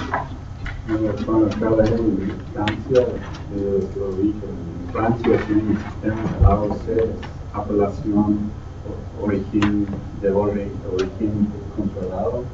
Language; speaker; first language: Spanish; non-native, fluent; English